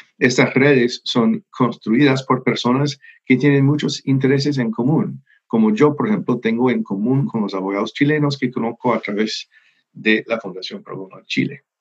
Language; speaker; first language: Spanish; non-native, fluent; English